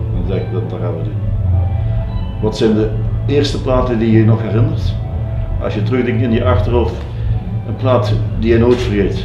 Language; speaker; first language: Dutch; native; Dutch